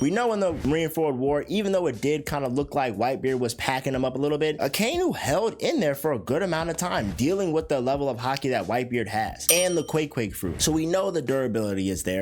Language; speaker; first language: English; native; English